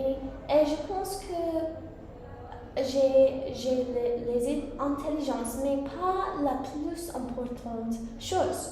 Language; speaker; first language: French; non-native, learner; English